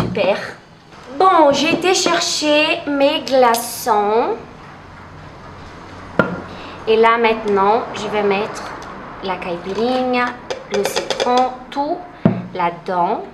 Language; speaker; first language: French; non-native, fluent; Portuguese